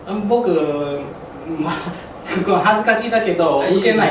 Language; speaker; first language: Japanese; non-native, fluent; Vietnamese